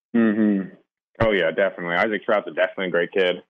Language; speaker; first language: English; native; English